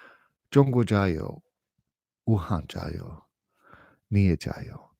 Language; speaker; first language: Chinese; non-native, fluent; English